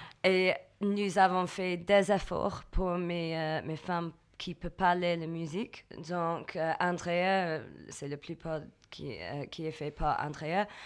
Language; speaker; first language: French; non-native, learner; English